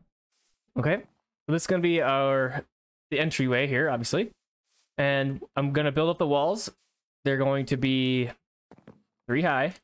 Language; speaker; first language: English; native; English